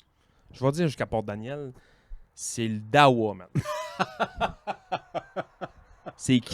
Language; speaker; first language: French; native; French